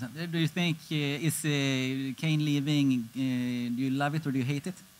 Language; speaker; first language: English; non-native, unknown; Swedish